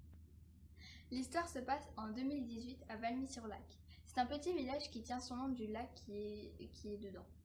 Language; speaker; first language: French; native; French